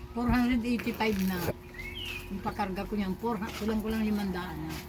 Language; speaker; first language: Filipino; non-native, local second language; Bikol